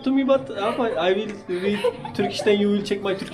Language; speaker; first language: English; non-native, learner; Turkish